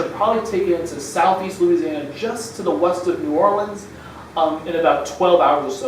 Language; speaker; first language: English; native; English